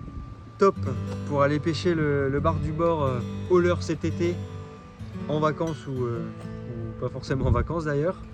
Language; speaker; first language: French; native; French